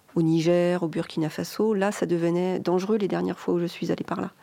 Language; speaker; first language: French; native; French